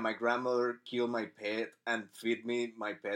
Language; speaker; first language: English; non-native, fluent; Spanish